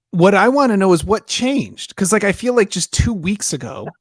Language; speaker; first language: English; native; English